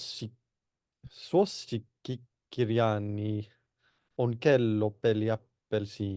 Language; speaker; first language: Finnish; non-native, learner; English